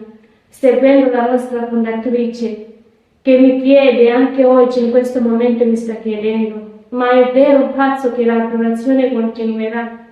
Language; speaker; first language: Italian; non-native, fluent; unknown